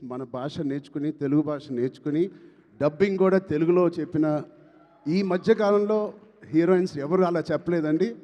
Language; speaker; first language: Telugu; native; Telugu